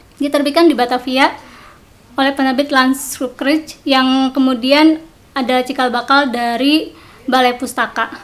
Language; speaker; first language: Indonesian; non-native, local second language; Sundanese